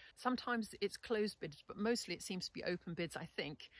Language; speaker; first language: English; native; English